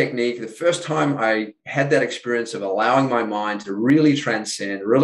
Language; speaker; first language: English; native; English